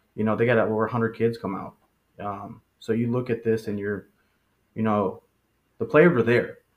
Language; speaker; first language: English; early bilingual, other home language; Spanish